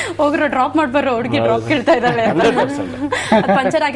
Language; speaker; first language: Kannada; native; Kannada